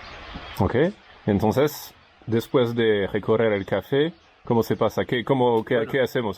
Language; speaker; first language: Spanish; non-native, learner; French